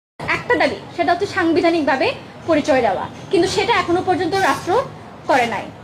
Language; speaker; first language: Bangla; non-native, local second language; Chakma